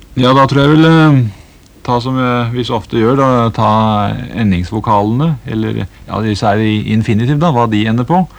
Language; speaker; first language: Norwegian; native; Norwegian